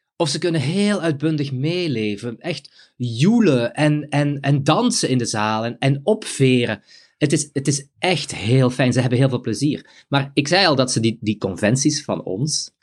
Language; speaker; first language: Dutch; native; Dutch